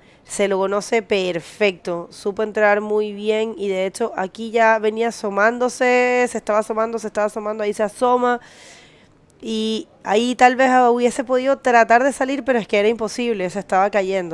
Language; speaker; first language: Spanish; native; Spanish